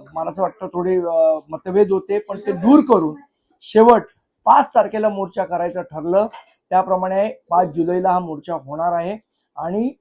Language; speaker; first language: Marathi; native; Marathi